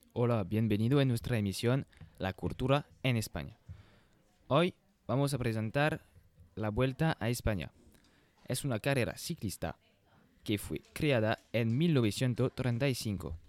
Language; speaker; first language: Spanish; non-native, learner; French